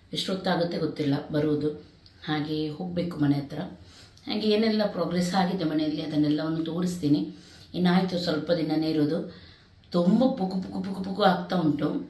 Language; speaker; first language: Kannada; native; Kannada